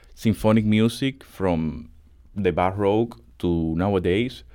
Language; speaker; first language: English; non-native, fluent; Spanish